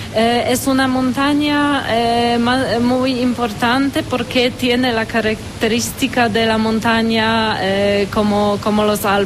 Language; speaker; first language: Spanish; non-native, fluent; Romanian